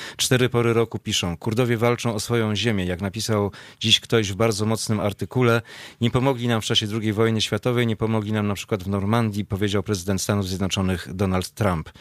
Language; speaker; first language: Polish; native; Polish